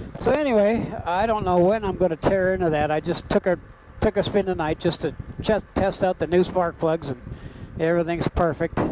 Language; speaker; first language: English; native; English